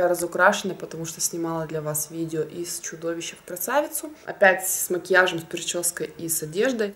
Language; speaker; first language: Russian; native; Russian